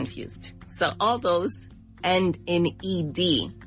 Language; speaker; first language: English; non-native, fluent; Spanish